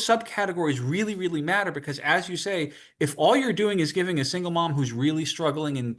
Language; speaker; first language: English; native; English